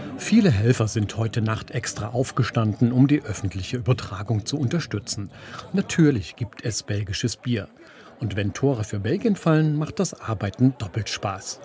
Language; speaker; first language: German; native; German